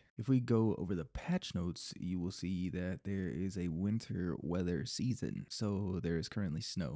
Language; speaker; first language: English; native; English